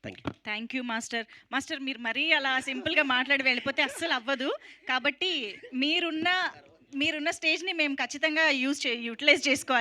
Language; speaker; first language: Telugu; native; Telugu